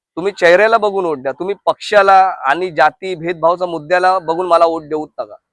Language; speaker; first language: Marathi; non-native, local second language; Hindi